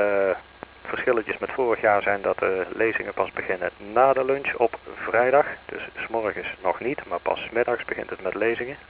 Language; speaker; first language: Dutch; native; Dutch